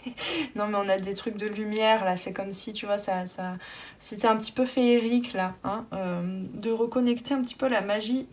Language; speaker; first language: French; native; French